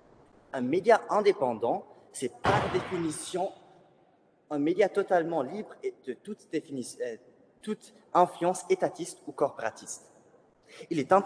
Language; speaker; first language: French; native; French